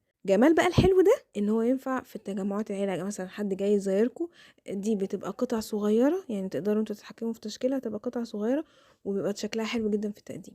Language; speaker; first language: Arabic; native; Arabic